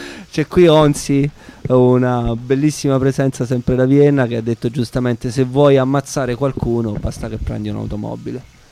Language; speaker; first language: Italian; native; Italian